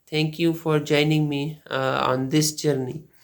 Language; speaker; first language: English; non-native, fluent; Urdu